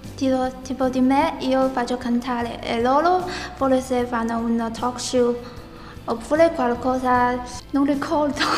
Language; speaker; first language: Italian; non-native, learner; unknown